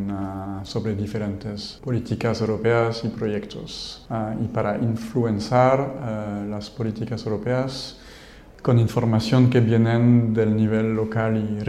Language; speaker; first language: Spanish; non-native, fluent; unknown